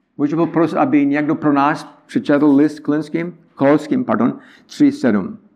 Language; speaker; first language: Czech; non-native, learner; English